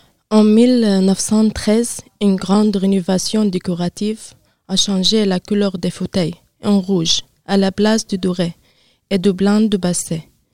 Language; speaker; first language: French; non-native, learner; Arabic